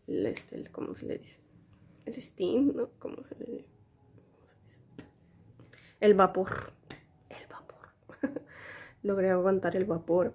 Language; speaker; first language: Spanish; native; Spanish